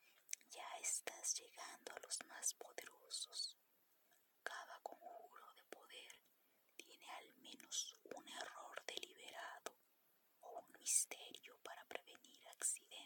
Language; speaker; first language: Spanish; native; Spanish